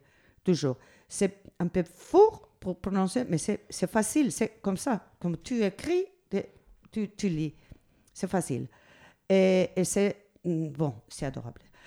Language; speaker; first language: French; non-native, learner; Spanish